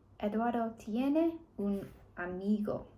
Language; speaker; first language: Spanish; non-native, learner; English